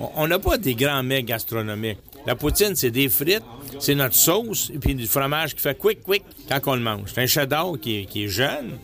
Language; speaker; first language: French; native; French